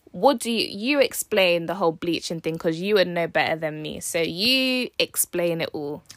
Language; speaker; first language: English; native; English